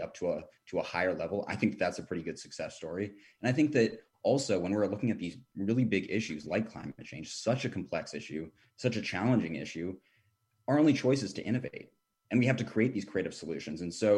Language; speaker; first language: English; native; English